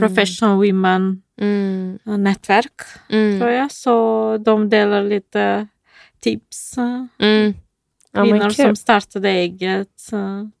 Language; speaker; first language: Swedish; non-native, fluent; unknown